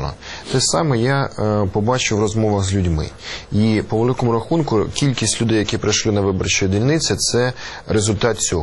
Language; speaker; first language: Ukrainian; native; Ukrainian